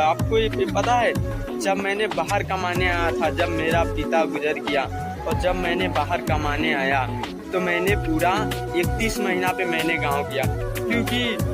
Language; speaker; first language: Hindi; non-native, local second language; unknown